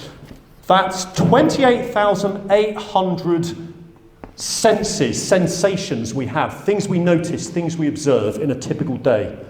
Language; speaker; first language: English; native; English